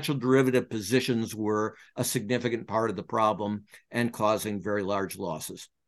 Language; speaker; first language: English; native; English